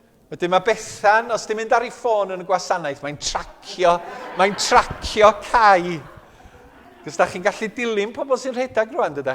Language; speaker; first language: Welsh; native; Welsh